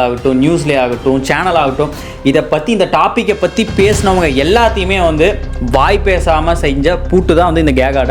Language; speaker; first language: Tamil; native; Tamil